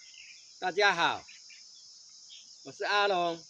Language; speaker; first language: Chinese; non-native, local second language; Min Nan Chinese